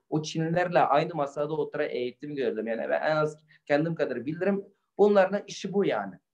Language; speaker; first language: Turkish; non-native, fluent; Uyghur